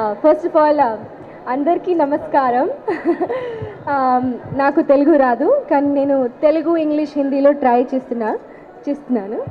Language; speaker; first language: Telugu; non-native, learner; Hindi